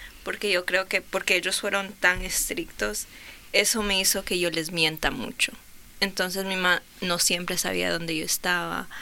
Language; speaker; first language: Spanish; early bilingual, heritage; Spanish